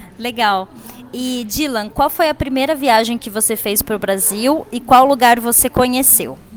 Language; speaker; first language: Portuguese; native; Portuguese